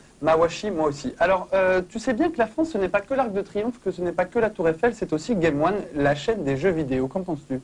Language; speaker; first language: French; native; French